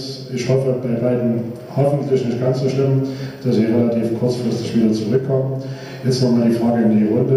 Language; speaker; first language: German; native; German